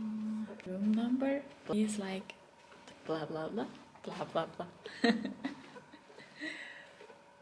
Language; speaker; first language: English; non-native, fluent; Chinese